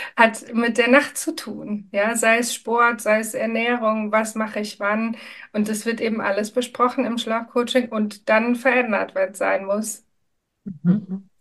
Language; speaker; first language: German; native; German